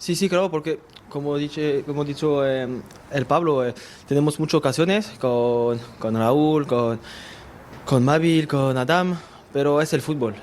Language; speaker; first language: Spanish; non-native, learner; French